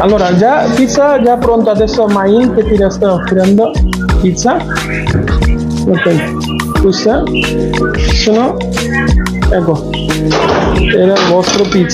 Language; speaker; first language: Italian; non-native, learner; Bangla